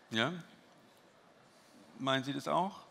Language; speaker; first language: German; non-native, fluent; English